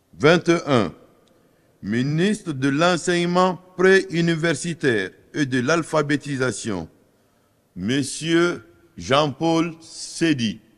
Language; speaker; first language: French; non-native, local second language; Fula